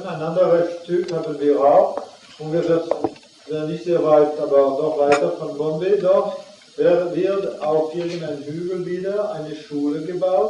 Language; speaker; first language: German; non-native, fluent; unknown